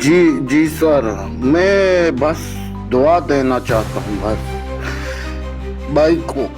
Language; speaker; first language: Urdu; non-native, local second language; Baluchi